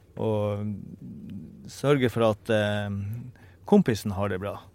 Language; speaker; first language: Norwegian; native; Norwegian